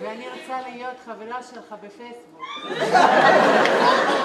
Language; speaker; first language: Hebrew; non-native, local second language; Arabic